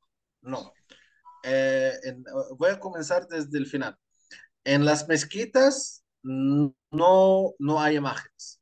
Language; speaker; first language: Spanish; non-native, fluent; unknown